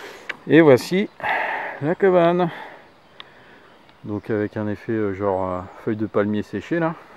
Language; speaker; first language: French; native; French